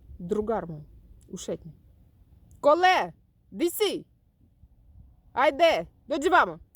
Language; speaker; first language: Bosnian; non-native, learner; Ukrainian